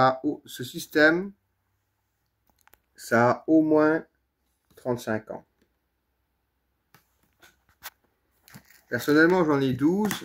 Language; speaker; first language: French; native; French